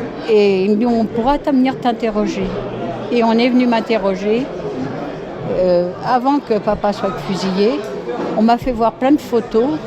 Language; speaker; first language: French; native; French